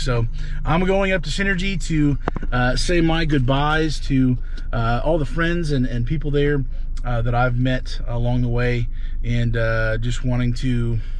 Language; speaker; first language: English; native; English